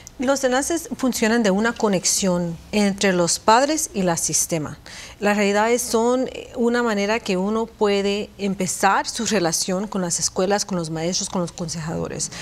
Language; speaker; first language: Spanish; early bilingual, heritage; Spanish